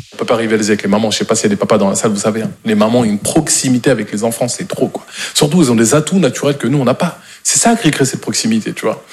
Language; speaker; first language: French; native; French